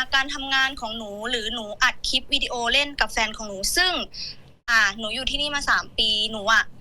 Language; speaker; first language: Thai; native; Thai